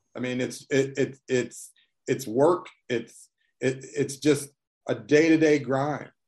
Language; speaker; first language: English; native; English